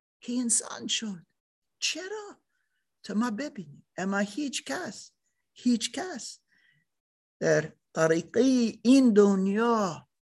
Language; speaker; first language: Persian; non-native, learner; German